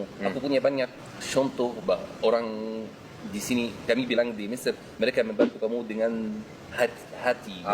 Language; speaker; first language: Indonesian; non-native, fluent; Arabic